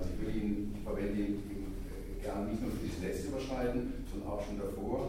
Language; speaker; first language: German; native; German